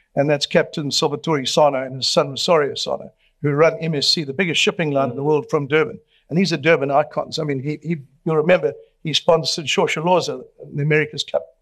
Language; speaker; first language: English; native; English